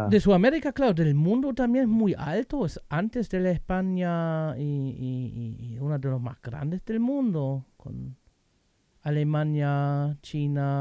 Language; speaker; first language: Spanish; non-native, learner; German